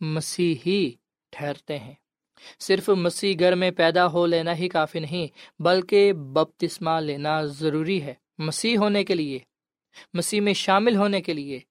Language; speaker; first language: Urdu; non-native, local second language; Punjabi